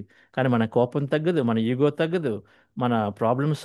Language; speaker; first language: Telugu; native; Telugu